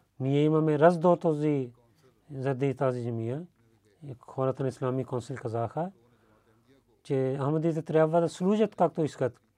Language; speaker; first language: Bulgarian; non-native, learner; Urdu